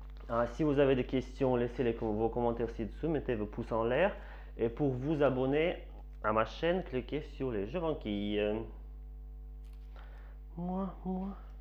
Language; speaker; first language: French; non-native, fluent; Russian